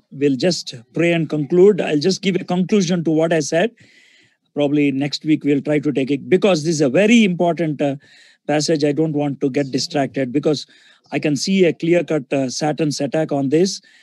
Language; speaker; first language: English; non-native, local second language; Telugu